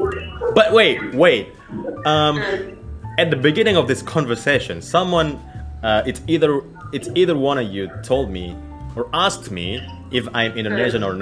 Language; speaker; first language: English; non-native, local second language; Filipino